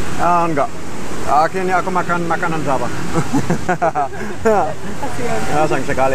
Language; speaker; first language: Indonesian; non-native, fluent; German